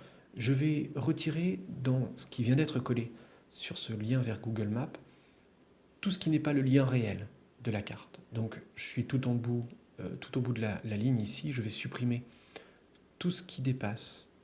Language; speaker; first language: French; native; French